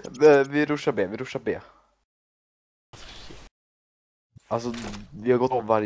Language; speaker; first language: Swedish; native; Swedish